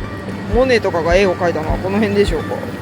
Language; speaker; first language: Japanese; native; Japanese